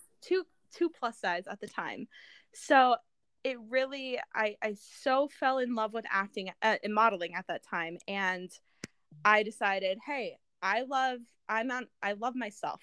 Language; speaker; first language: English; native; English